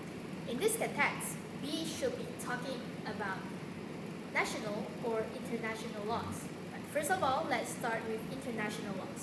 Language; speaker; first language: English; non-native, local second language; Malay